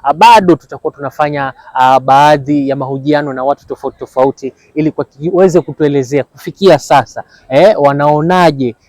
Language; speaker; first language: Swahili; native; Swahili